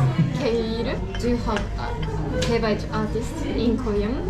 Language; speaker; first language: English; non-native, learner; Japanese